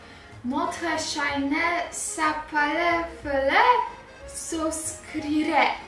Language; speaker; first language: French; non-native, learner; Polish